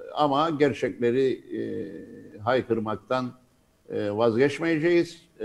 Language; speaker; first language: Turkish; native; Turkish